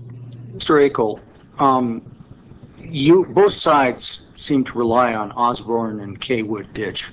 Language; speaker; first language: English; native; English